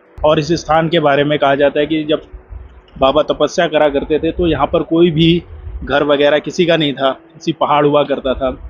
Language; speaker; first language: Hindi; native; Hindi